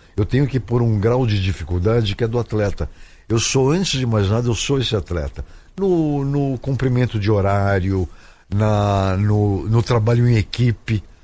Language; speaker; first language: Portuguese; native; Portuguese